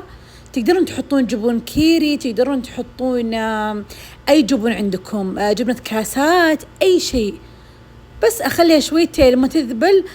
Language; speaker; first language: Arabic; native; Arabic